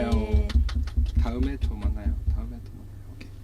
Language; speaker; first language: Korean; non-native, learner; Japanese